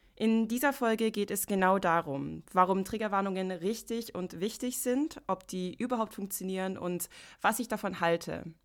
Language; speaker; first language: German; non-native, fluent; English